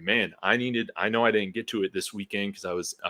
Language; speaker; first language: English; native; English